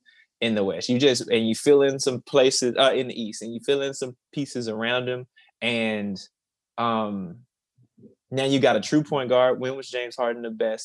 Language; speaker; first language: English; native; English